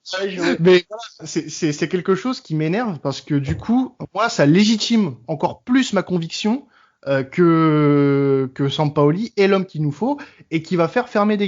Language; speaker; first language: French; native; French